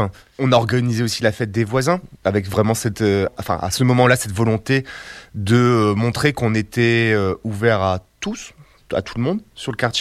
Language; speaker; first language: French; native; French